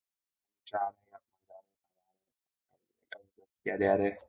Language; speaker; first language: Italian; non-native, learner; English